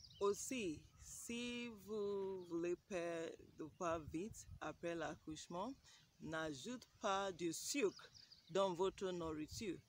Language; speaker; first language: French; non-native, learner; English